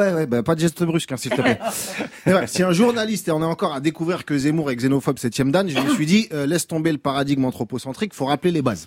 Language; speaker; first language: French; native; French